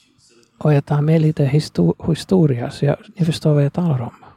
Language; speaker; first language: Swedish; non-native, fluent; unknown